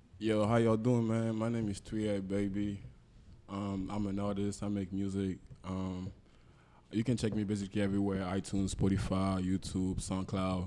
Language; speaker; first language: English; non-native, local second language; French